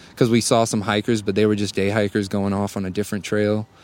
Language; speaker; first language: English; native; English